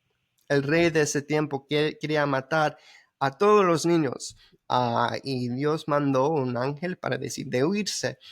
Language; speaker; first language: Spanish; early bilingual, heritage; Spanish